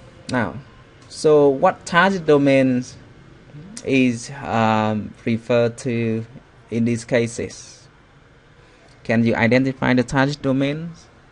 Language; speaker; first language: English; non-native, fluent; Vietnamese